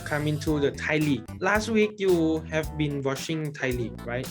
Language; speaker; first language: English; non-native, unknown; Thai